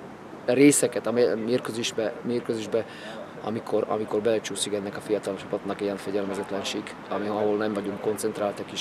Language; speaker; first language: Hungarian; non-native, fluent; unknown